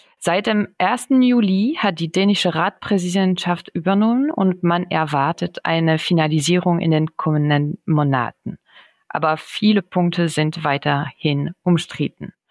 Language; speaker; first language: German; non-native, fluent; French